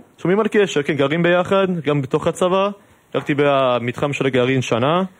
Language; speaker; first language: Hebrew; non-native, fluent; English